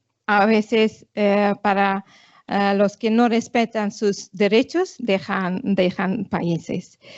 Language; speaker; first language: Spanish; non-native, fluent; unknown